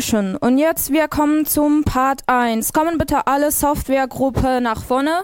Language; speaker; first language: German; non-native, learner; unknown